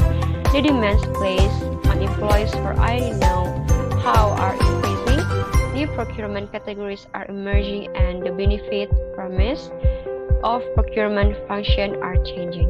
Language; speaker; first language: English; non-native, learner; Indonesian